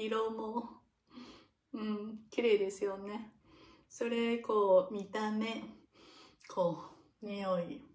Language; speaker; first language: Japanese; non-native, learner; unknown